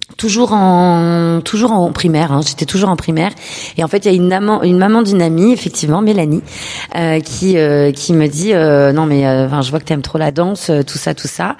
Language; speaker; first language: French; early bilingual, other home language; Urdu